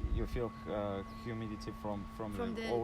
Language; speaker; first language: English; non-native, learner; Russian